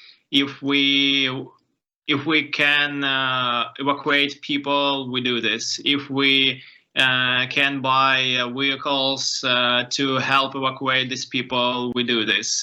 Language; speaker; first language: English; non-native, learner; Ukrainian